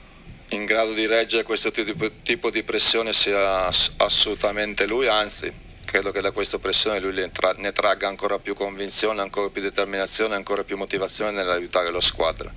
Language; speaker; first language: Italian; native; Italian